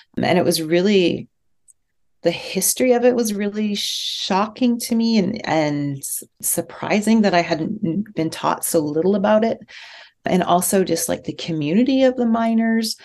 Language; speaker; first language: English; native; English